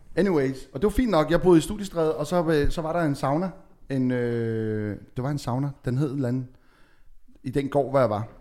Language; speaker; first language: Danish; native; Danish